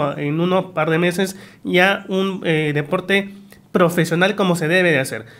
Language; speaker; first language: Spanish; native; Spanish